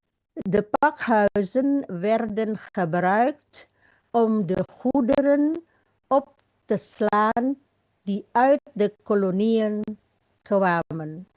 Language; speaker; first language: Dutch; non-native, fluent; Indonesian